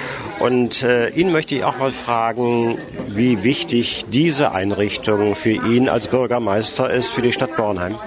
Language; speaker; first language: German; native; German